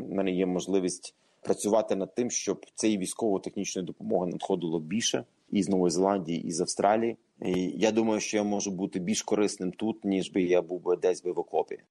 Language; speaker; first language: Ukrainian; native; Ukrainian